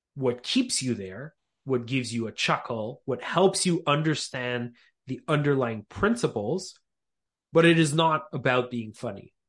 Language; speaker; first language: English; native; English